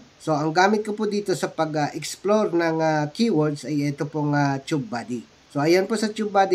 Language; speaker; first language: Filipino; native; Filipino